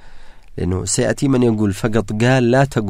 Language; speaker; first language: Arabic; native; Arabic